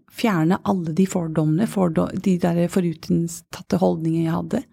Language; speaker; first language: Norwegian; non-native, fluent; English